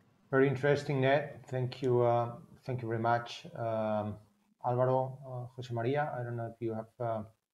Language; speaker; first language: English; non-native, fluent; Spanish